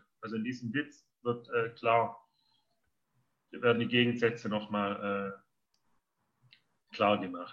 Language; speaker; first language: German; native; German